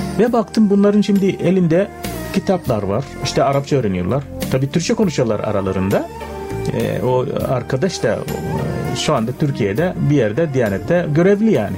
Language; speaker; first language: Turkish; non-native, fluent; Arabic